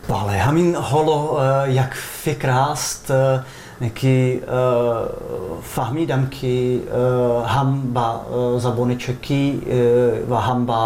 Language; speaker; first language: Persian; non-native, fluent; Czech